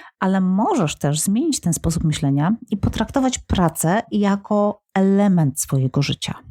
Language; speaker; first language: Polish; native; Polish